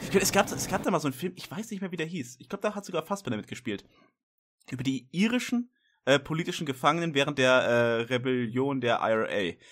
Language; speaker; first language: German; native; German